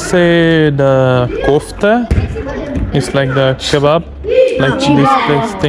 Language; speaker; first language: English; non-native, learner; Bangla